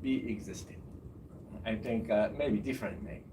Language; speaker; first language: English; non-native, fluent; Japanese